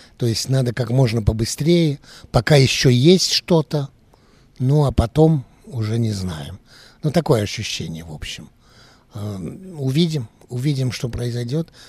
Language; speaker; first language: Russian; early bilingual, heritage; Russian